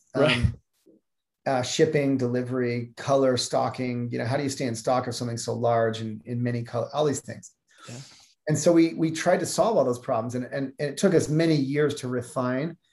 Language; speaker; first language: English; native; English